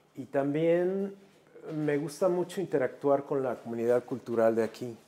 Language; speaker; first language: Spanish; native; Spanish